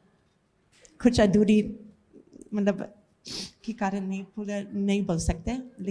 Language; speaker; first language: Hindi; non-native, learner; English